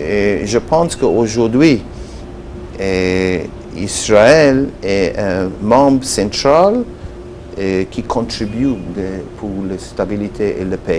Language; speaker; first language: French; non-native, learner; Hebrew